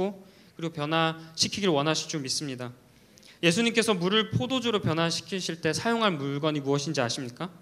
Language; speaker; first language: Korean; native; Korean